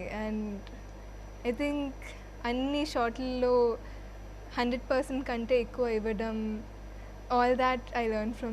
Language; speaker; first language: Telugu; non-native, fluent; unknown